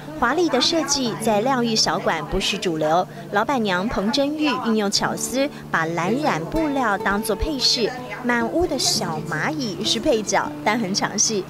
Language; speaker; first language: Chinese; native; Chinese